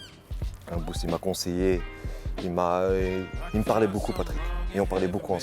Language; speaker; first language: French; native; French